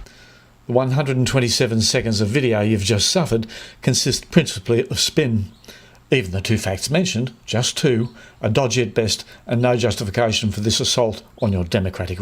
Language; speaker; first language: English; native; English